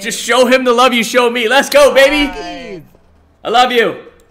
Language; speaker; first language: English; native; English